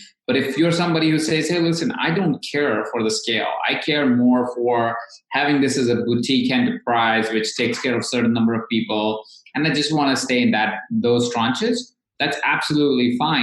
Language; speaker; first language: English; non-native, local second language; Hindi